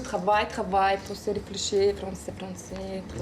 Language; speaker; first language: French; non-native, learner; Russian